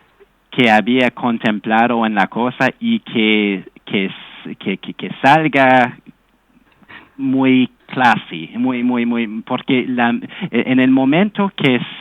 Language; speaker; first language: Spanish; non-native, fluent; English